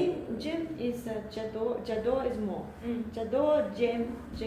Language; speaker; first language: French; non-native, learner; English